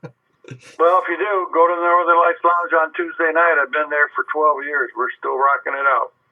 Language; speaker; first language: English; native; English